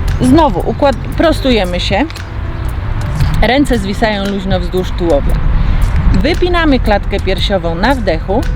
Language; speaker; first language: Polish; native; Polish